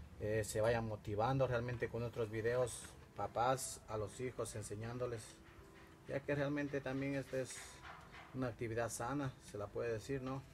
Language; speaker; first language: Spanish; native; Spanish